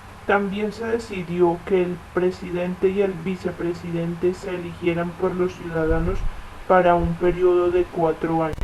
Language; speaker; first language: Spanish; native; Spanish